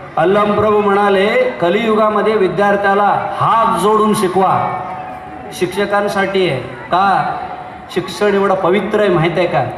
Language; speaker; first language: Marathi; non-native, local second language; Kannada